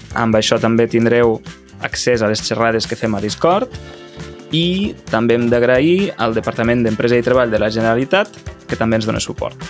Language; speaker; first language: Catalan; native; Catalan